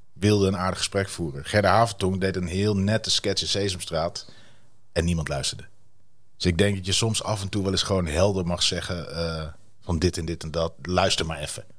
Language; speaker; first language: Dutch; native; Dutch